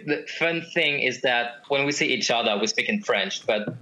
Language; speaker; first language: English; non-native, fluent; French